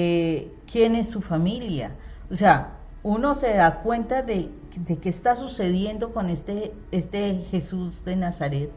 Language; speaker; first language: Spanish; native; Spanish